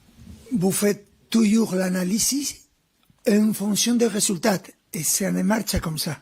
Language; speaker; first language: French; non-native, fluent; Spanish